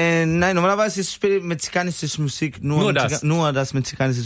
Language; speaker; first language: German; non-native, learner; Spanish